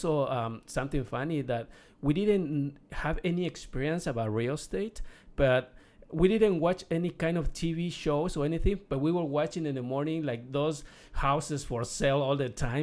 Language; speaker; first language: English; non-native, learner; Spanish